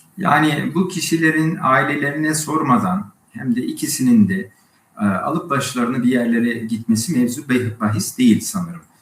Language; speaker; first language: Turkish; native; Turkish